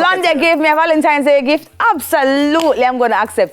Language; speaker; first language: English; native; English